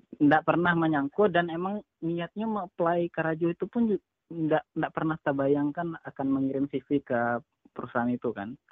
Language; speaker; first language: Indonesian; non-native, local second language; Minangkabau